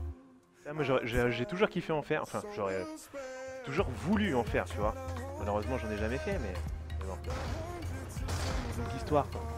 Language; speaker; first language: French; native; French